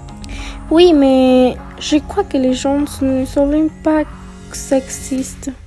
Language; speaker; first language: French; non-native, learner; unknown